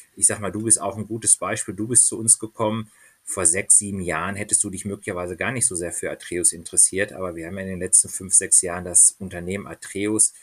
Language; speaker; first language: German; native; German